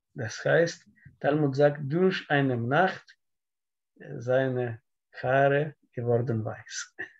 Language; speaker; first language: German; non-native, learner; Russian